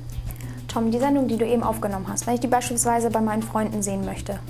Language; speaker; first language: German; native; German